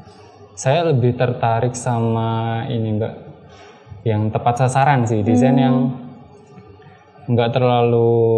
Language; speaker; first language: Indonesian; native; Indonesian